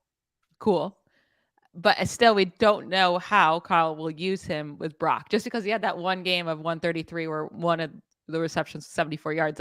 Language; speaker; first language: English; native; English